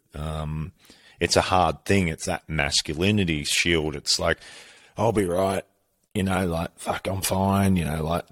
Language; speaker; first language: English; native; English